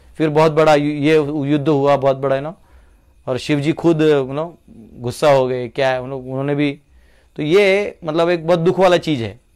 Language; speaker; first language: Hindi; non-native, local second language; Marathi